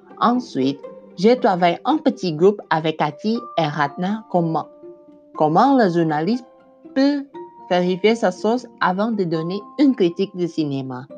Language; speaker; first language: French; non-native, learner; Indonesian